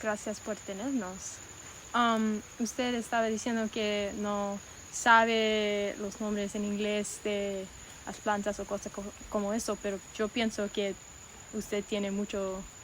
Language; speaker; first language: Spanish; non-native, learner; English